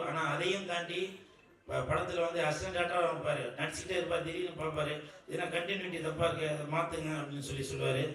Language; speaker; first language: Tamil; native; Tamil